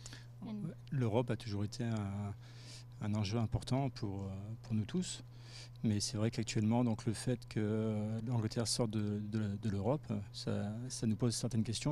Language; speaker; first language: French; native; French